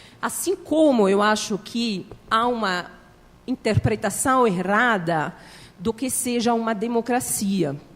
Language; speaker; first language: Portuguese; non-native, fluent; Italian